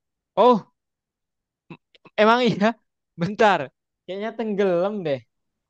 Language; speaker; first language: Indonesian; native; Indonesian